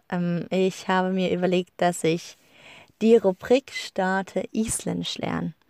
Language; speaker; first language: German; native; German